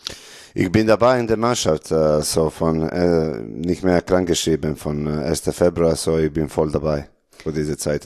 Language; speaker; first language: German; non-native, learner; Serbian